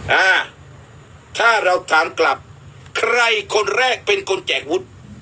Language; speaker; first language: Thai; non-native, local second language; Malay